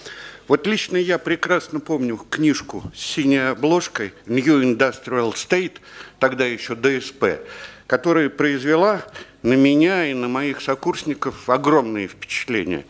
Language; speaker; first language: Russian; native; Russian